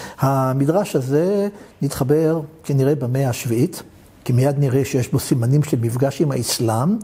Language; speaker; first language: Hebrew; native; Hebrew